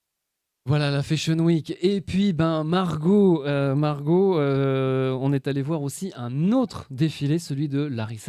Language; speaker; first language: French; native; French